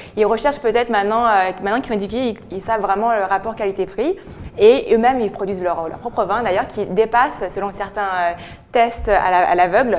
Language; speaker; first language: French; native; French